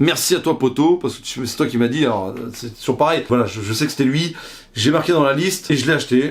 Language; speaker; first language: French; native; French